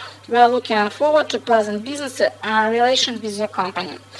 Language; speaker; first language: English; non-native, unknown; Russian